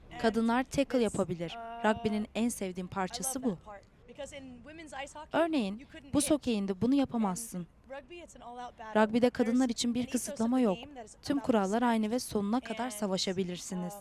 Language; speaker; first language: Turkish; non-native, learner; English